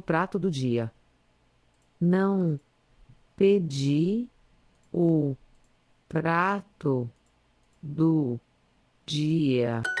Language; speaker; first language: Portuguese; non-native, learner; English